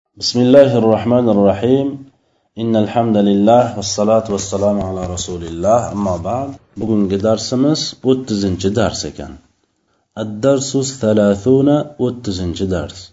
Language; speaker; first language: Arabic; non-native, fluent; Uzbek